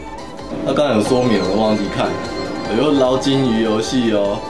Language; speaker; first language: Chinese; native; Chinese